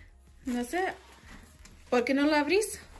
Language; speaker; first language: Spanish; early bilingual, heritage; English